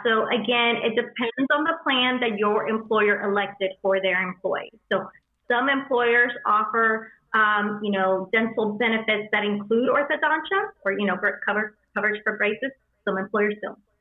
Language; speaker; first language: English; early bilingual, other home language; Spanish